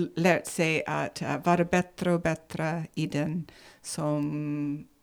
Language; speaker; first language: Swedish; non-native, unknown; English